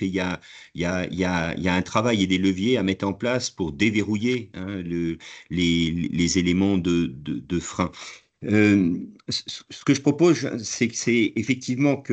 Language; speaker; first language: French; native; French